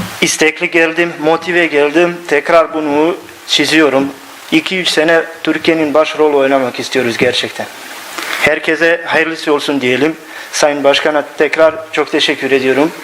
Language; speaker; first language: Turkish; non-native, learner; Bosnian